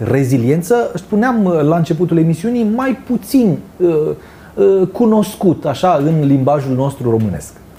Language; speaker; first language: Romanian; native; Romanian